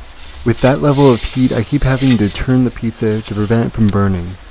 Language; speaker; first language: English; native; English